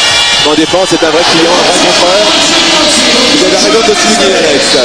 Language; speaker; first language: French; native; French